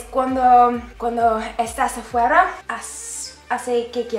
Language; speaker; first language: Spanish; non-native, learner; English